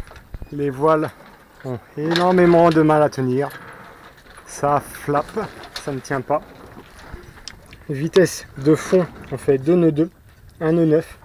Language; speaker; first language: French; native; French